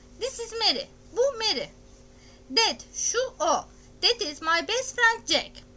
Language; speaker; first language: English; non-native, fluent; Turkish